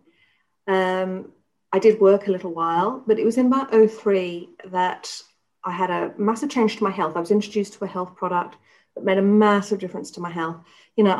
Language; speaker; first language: English; native; English